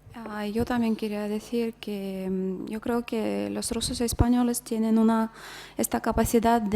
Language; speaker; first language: Spanish; non-native, fluent; Russian